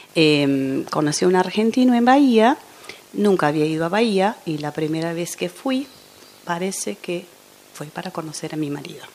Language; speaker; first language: Spanish; non-native, fluent; Portuguese